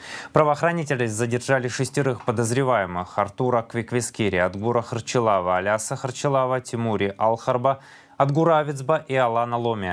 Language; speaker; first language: Russian; native; Russian